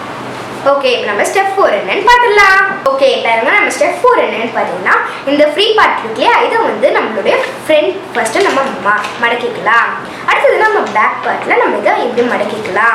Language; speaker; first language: Tamil; native; Tamil